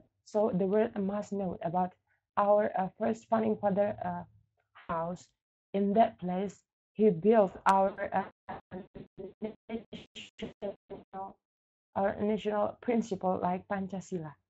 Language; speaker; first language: English; non-native, learner; Indonesian